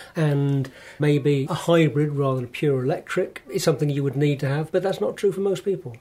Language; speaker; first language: English; native; English